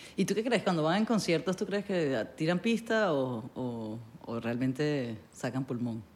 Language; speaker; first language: Spanish; native; Spanish